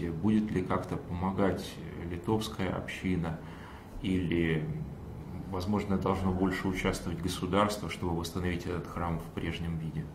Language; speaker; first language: Russian; native; Russian